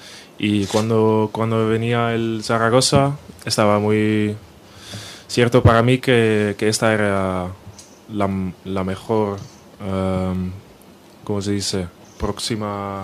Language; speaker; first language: Spanish; non-native, fluent; Dutch